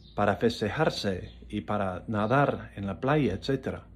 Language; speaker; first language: Spanish; non-native, fluent; English